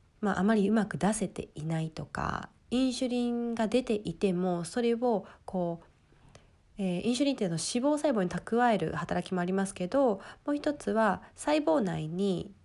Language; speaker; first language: Japanese; native; Japanese